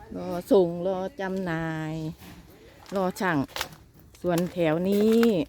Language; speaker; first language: Thai; native; Thai